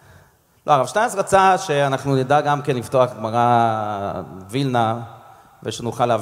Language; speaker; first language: Hebrew; non-native, fluent; English